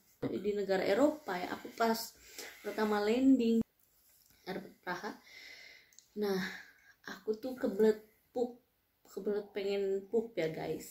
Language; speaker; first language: Indonesian; non-native, local second language; Javanese